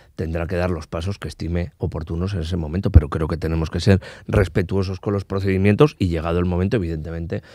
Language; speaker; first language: Spanish; non-native, local second language; Basque